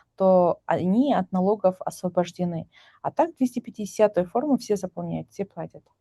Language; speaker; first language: Russian; non-native, local second language; Kazakh